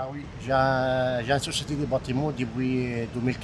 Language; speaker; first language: French; non-native, fluent; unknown